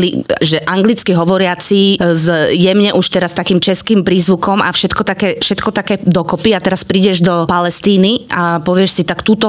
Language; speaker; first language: Slovak; native; Slovak